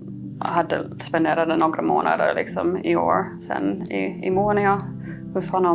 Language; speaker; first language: Swedish; non-native, fluent; English